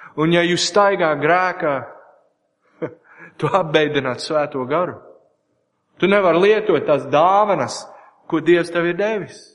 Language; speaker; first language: Latvian; non-native, learner; English